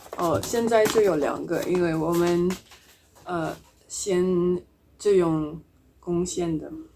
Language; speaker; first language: Chinese; non-native, learner; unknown